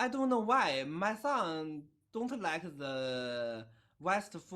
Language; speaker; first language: English; non-native, learner; Chinese